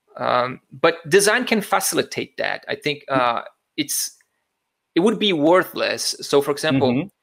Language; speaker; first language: English; non-native, fluent; Portuguese